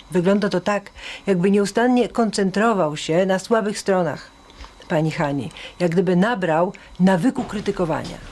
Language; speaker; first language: Polish; native; Polish